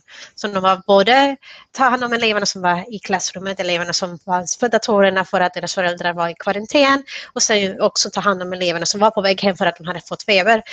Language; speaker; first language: Swedish; non-native, fluent; Spanish